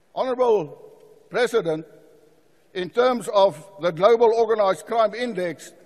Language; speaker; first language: English; non-native, local second language; Afrikaans